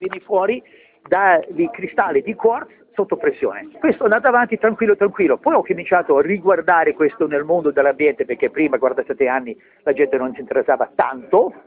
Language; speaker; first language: Italian; early bilingual, heritage; English